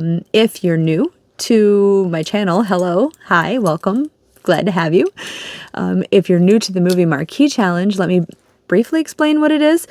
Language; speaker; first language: English; native; English